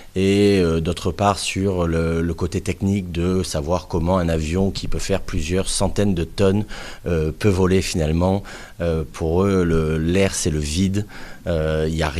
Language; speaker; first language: French; native; French